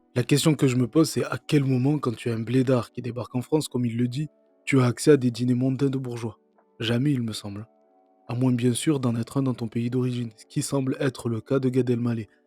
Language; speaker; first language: French; native; French